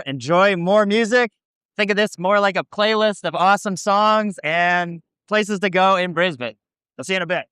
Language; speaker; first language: English; native; English